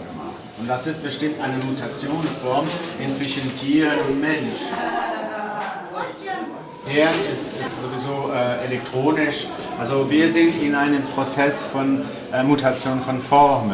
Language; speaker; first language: German; non-native, fluent; French